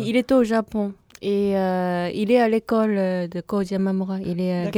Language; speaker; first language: French; non-native, fluent; Japanese